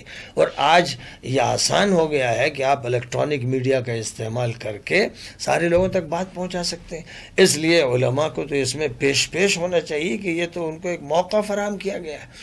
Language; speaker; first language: Urdu; native; Urdu